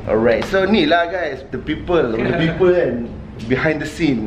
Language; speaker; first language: English; non-native, local second language; Malay